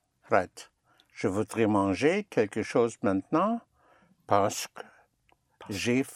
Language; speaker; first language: French; non-native, fluent; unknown